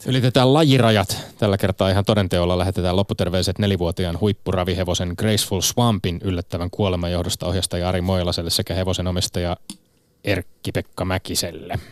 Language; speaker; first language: Finnish; native; Finnish